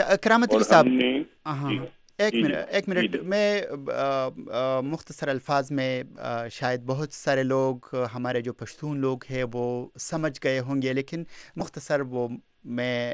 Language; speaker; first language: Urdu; non-native, local second language; Pashto